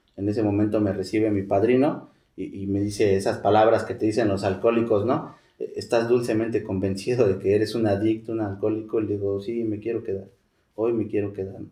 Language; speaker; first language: Spanish; native; Spanish